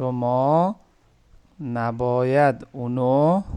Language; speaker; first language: Persian; non-native, fluent; Urdu